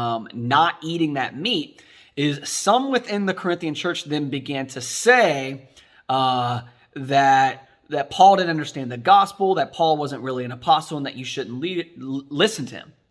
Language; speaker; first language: English; native; English